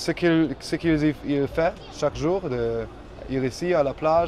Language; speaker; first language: French; non-native, fluent; Portuguese